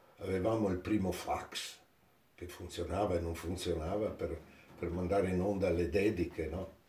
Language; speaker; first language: Italian; native; Italian